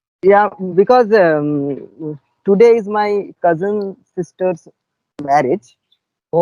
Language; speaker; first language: English; non-native, fluent; Bangla